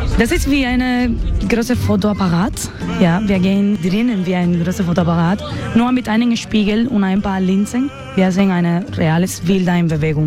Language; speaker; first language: German; non-native, fluent; Spanish